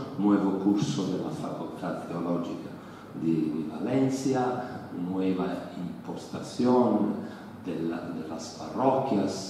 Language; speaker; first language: Spanish; non-native, learner; Italian